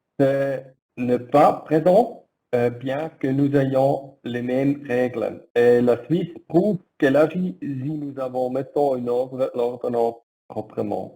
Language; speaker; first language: French; non-native, learner; German